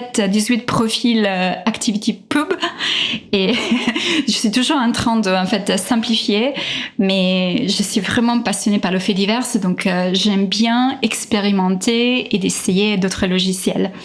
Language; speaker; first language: French; non-native, fluent; Italian